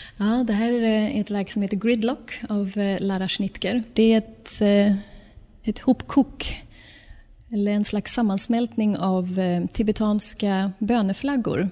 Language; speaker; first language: Swedish; native; Swedish